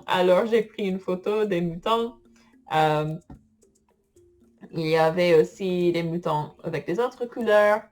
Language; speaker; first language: French; non-native, fluent; English